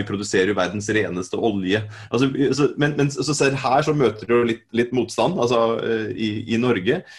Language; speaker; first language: Norwegian; native; Norwegian